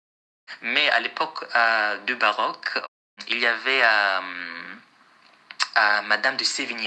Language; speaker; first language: French; non-native, fluent; Arabic